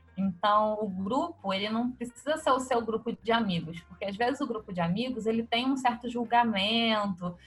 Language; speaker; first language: Portuguese; native; Portuguese